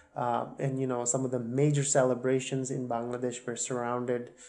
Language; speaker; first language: English; non-native, fluent; Bangla